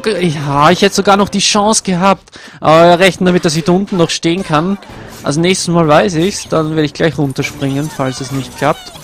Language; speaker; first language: German; native; German